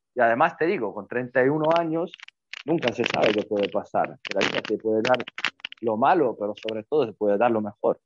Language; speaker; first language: Spanish; non-native, fluent; Italian